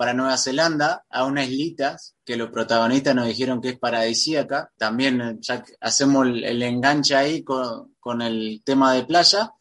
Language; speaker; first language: Spanish; native; Spanish